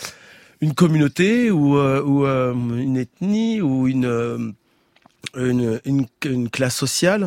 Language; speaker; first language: French; native; French